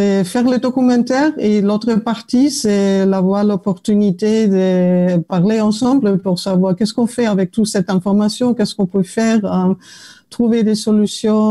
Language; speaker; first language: French; non-native, fluent; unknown